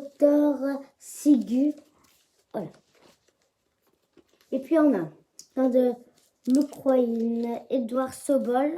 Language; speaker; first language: French; native; French